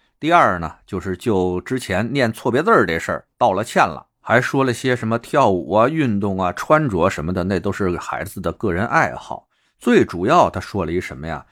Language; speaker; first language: Chinese; native; Chinese